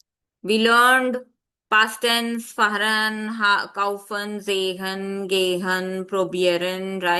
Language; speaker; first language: German; non-native, fluent; Hindi